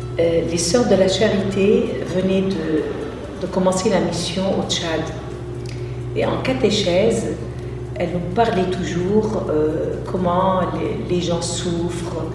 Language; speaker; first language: French; non-native, local second language; Arabic